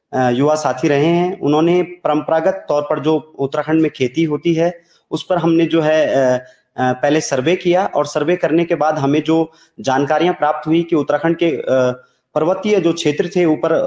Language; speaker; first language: Hindi; native; Hindi